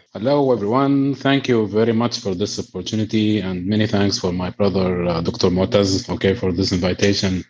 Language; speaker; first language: English; non-native, fluent; Arabic